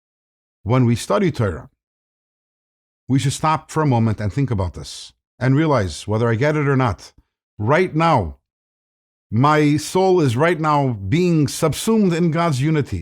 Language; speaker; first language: English; native; English